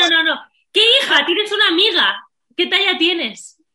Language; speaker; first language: Spanish; native; Spanish